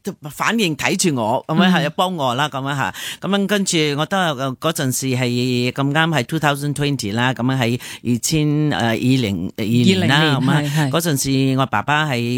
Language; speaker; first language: Cantonese; non-native, fluent; Nepali